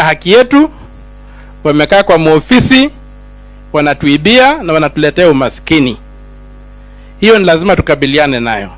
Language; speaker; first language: Swahili; non-native, local second language; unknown